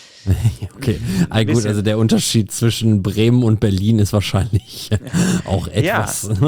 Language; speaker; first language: German; native; German